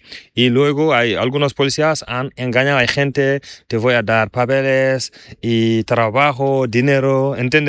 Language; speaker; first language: Spanish; non-native, learner; Fula